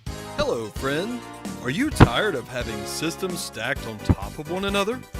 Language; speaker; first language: English; native; English